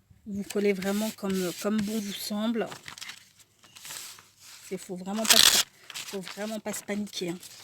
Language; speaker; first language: French; native; French